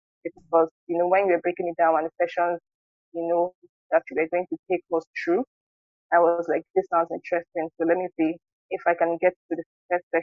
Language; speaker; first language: English; non-native, local second language; Igbo